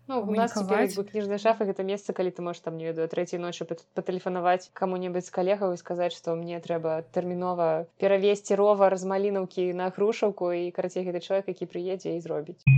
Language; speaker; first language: Belarusian; native; Belarusian